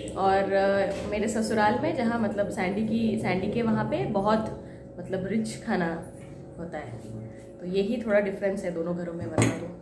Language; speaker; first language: Hindi; non-native, local second language; Bangla